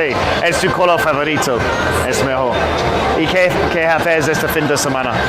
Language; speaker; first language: Spanish; non-native, learner; English